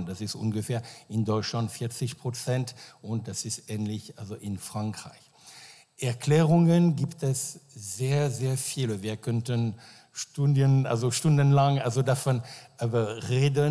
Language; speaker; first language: German; non-native, fluent; French